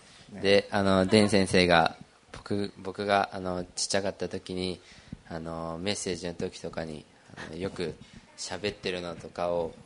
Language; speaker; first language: Japanese; early bilingual, other home language; Portuguese